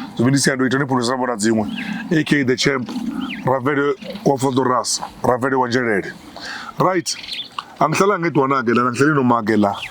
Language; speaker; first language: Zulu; non-native, local second language; Venda